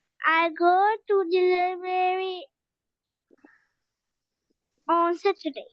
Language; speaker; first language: English; non-native, learner; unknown